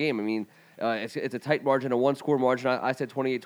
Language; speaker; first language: English; native; English